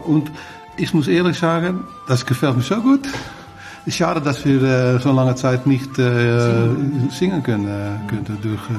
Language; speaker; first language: German; non-native, learner; Dutch